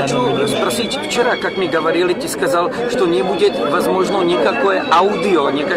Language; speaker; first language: Russian; non-native, learner; Czech